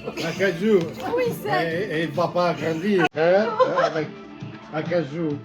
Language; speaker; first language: French; non-native, learner; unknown